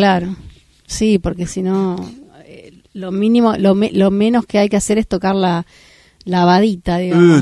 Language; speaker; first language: Spanish; native; Spanish